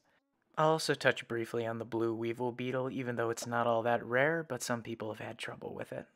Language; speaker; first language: English; native; English